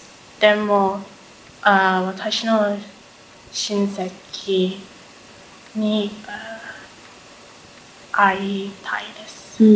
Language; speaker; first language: Japanese; non-native, learner; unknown